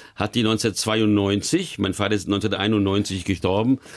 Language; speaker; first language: German; early bilingual, other home language; Hungarian